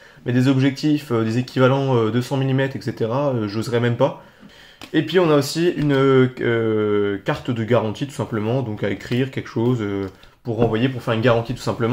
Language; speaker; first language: French; native; French